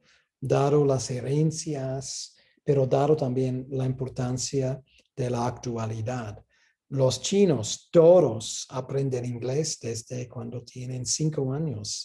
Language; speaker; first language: Spanish; non-native, fluent; English